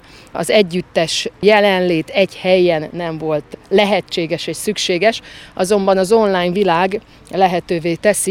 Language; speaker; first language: Hungarian; native; Hungarian